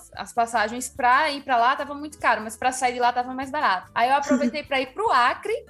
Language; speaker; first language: Portuguese; early bilingual, other home language; Spanish